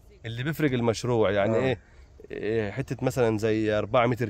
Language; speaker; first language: Arabic; native; Arabic